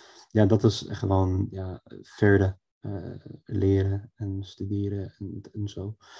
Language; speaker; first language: Dutch; non-native, fluent; English